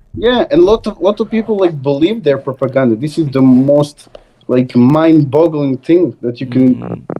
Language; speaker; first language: English; non-native, fluent; Serbian